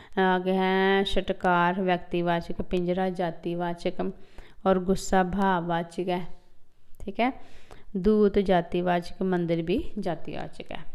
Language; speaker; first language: Hindi; non-native, local second language; Punjabi